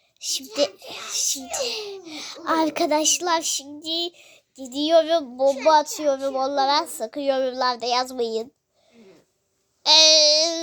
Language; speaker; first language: Turkish; native; Turkish